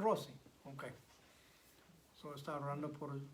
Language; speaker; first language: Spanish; non-native, fluent; English